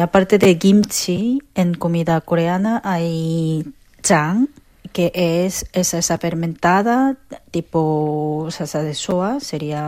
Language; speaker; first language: Spanish; non-native, fluent; Korean